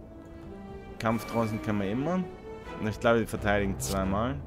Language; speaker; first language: German; native; German